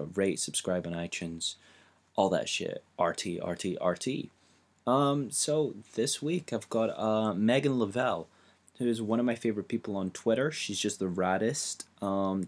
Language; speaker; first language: English; native; English